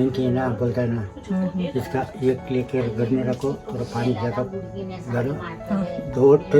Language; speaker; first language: Hindi; non-native, local second language; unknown